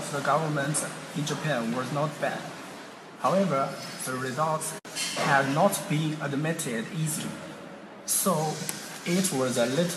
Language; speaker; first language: English; non-native, learner; Chinese